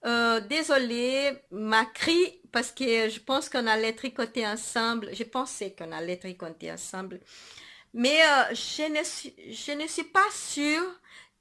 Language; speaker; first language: French; non-native, fluent; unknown